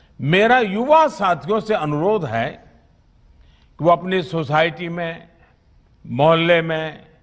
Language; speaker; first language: Hindi; non-native, local second language; Gujarati